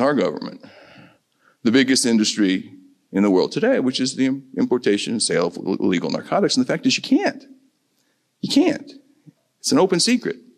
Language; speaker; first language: English; native; English